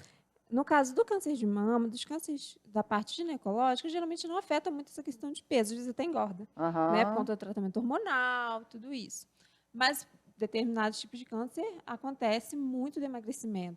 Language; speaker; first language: Portuguese; native; Portuguese